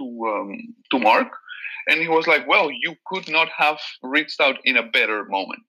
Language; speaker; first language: English; non-native, fluent; Catalan